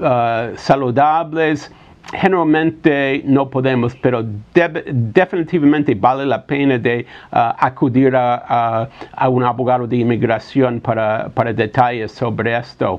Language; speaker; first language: Spanish; non-native, fluent; English